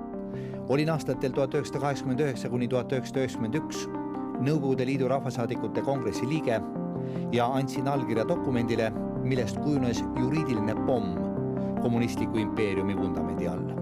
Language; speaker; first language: Estonian; native; Estonian